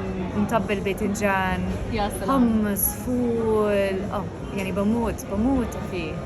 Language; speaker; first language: Arabic; non-native, fluent; English